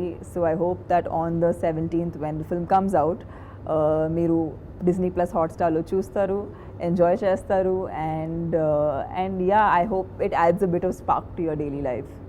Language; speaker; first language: Telugu; non-native, fluent; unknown